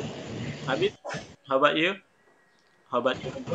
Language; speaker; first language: English; non-native, fluent; Indonesian